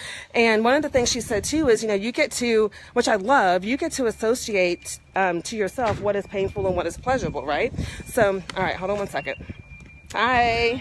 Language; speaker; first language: English; native; English